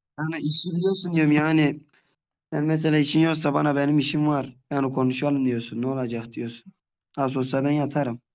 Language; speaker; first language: Turkish; native; Turkish